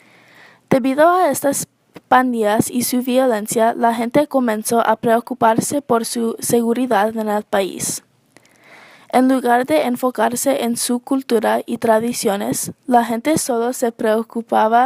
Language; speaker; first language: Spanish; non-native, learner; English